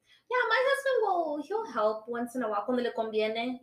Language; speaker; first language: English; early bilingual, other home language; Spanish